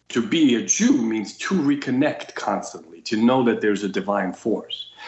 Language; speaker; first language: English; early bilingual, other home language; Russian